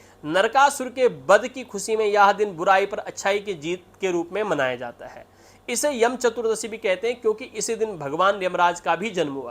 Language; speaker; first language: Hindi; native; Hindi